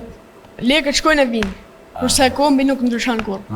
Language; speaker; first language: Albanian; early bilingual, heritage; Albanian